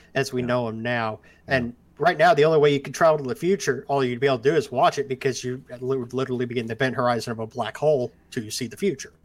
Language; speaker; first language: English; native; English